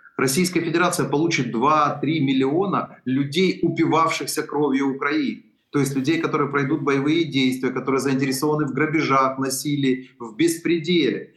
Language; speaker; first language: Russian; non-native, local second language; Ukrainian